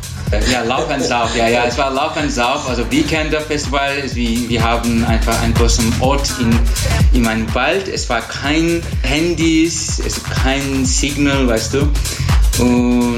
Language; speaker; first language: German; non-native, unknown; Turkish